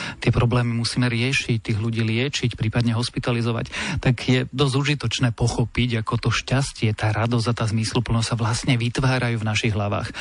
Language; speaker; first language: Slovak; native; Slovak